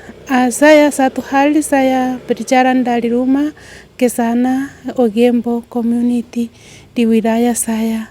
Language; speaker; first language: Indonesian; non-native, learner; Swahili